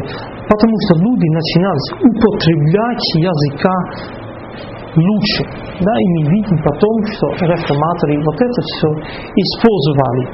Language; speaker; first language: Russian; non-native, fluent; Dutch